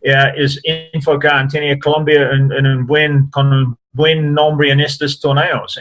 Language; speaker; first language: Spanish; non-native, learner; English